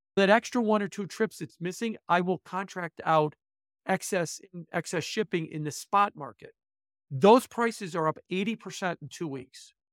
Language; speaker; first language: English; native; English